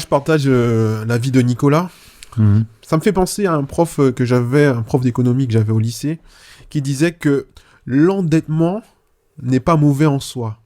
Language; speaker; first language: French; native; French